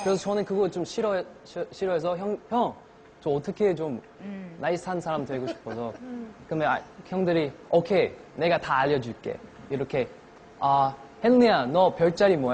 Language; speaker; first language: Korean; non-native, fluent; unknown